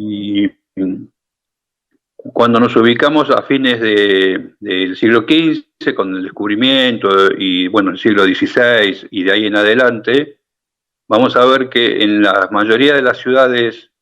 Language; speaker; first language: Spanish; native; Spanish